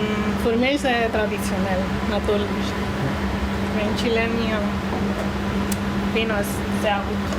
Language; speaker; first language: German; non-native, learner; Spanish